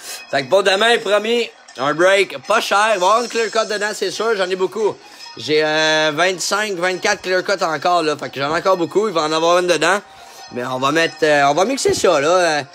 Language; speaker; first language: French; native; French